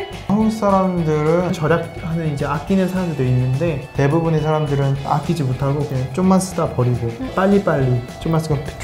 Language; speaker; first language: Korean; native; Korean